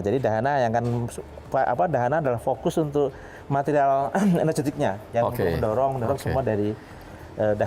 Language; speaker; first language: Indonesian; native; Indonesian